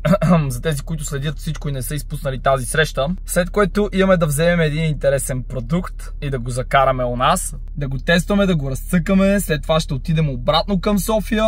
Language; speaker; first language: Bulgarian; native; Bulgarian